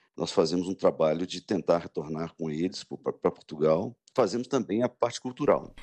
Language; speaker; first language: Portuguese; native; Portuguese